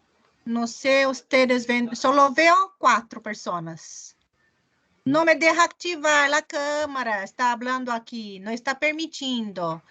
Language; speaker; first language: Spanish; non-native, fluent; Portuguese